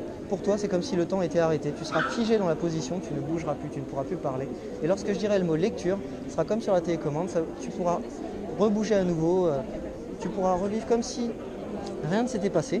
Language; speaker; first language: French; native; French